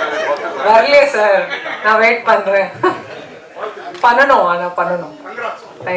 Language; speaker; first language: Tamil; non-native, learner; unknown